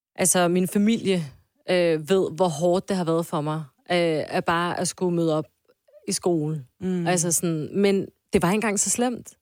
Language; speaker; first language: Danish; early bilingual, other home language; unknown